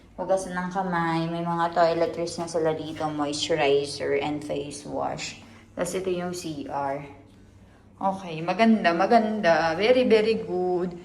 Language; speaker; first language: Filipino; native; Filipino